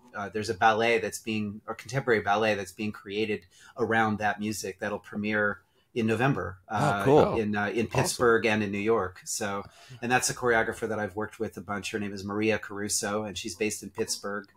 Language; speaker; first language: English; native; English